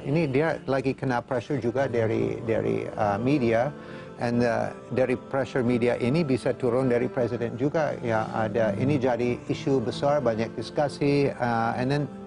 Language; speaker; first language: Indonesian; non-native, fluent; English